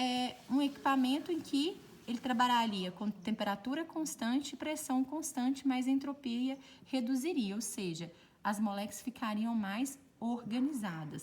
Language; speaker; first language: Portuguese; native; Portuguese